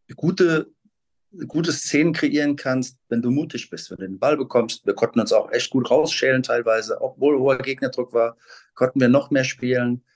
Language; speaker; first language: German; native; German